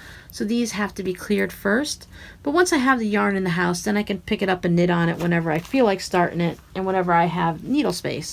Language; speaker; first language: English; native; English